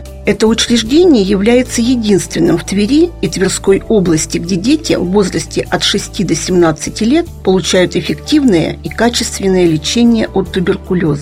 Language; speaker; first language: Russian; native; Russian